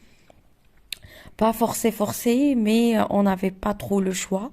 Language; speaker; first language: French; non-native, local second language; Arabic